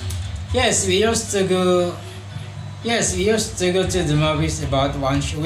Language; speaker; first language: English; non-native, learner; Indonesian